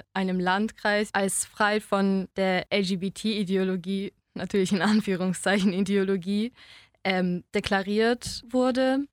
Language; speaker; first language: German; early bilingual, other home language; Polish